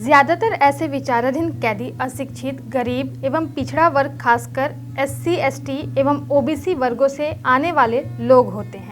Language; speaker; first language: Hindi; native; Hindi